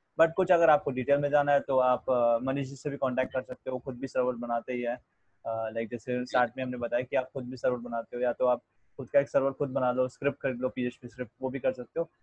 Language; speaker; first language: Hindi; native; Hindi